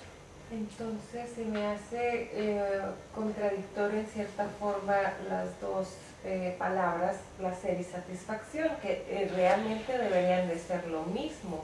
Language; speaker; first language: Spanish; native; Spanish